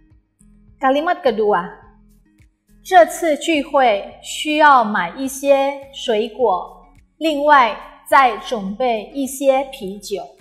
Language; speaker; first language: Chinese; non-native, fluent; Indonesian